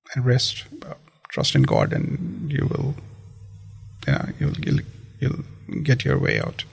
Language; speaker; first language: English; non-native, local second language; Kashmiri